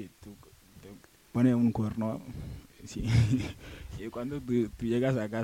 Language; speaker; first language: Spanish; non-native, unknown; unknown